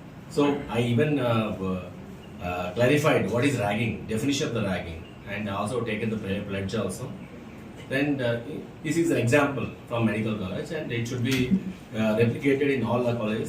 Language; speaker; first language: English; non-native, local second language; Telugu